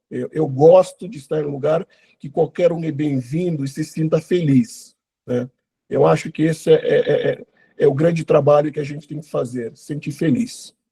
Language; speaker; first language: Portuguese; non-native, local second language; Kabuverdianu